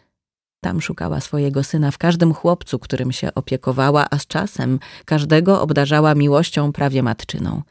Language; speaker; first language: Polish; native; Polish